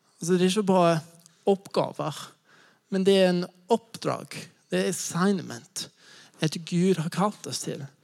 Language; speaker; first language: Norwegian; non-native, fluent; English